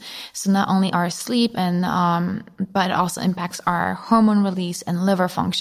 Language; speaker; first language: English; non-native, fluent; Polish